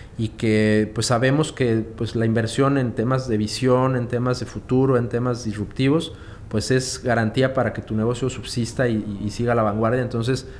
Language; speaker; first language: Spanish; native; Spanish